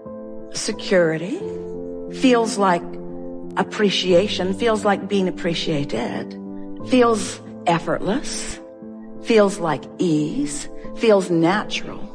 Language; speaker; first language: English; native; English